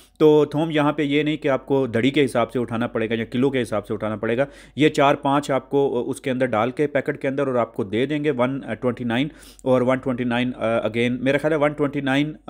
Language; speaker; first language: Urdu; native; Urdu